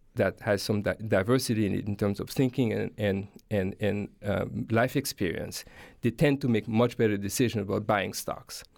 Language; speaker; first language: English; non-native, fluent; Haitian Creole